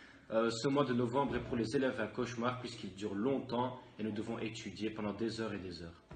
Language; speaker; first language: French; native; French